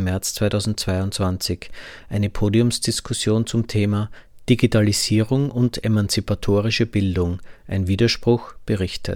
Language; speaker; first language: German; native; German